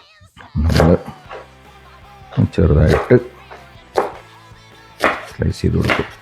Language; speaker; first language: Malayalam; native; Malayalam